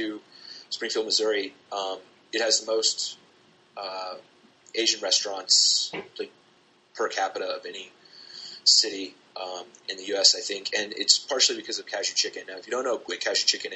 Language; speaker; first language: English; native; English